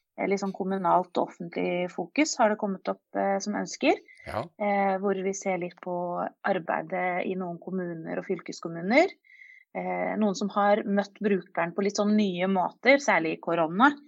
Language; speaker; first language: Norwegian; native; Norwegian